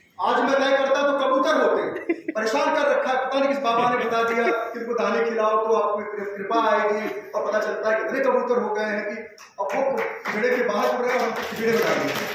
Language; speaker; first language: Hindi; native; Hindi